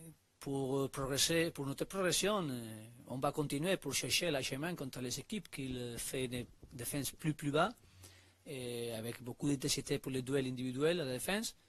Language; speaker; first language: French; non-native, learner; Spanish